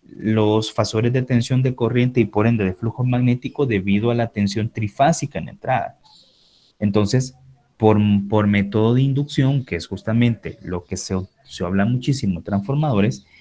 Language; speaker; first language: Spanish; native; Spanish